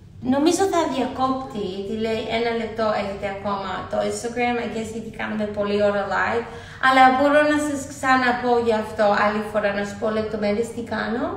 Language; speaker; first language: Greek; early bilingual, heritage; Greek